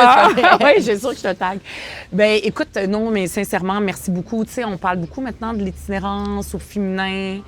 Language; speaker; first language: French; native; French